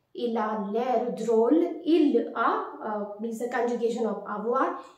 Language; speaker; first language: French; non-native, fluent; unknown